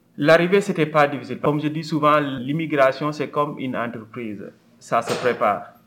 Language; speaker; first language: French; non-native, local second language; Wolof